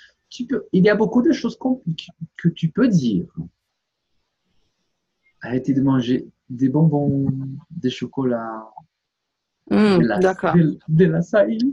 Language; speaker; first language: French; non-native, fluent; Portuguese